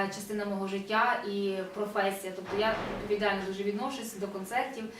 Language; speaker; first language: Ukrainian; native; Ukrainian